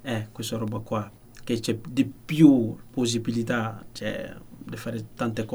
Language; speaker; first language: Italian; non-native, learner; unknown